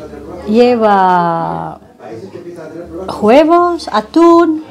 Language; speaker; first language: Spanish; non-native, learner; Indonesian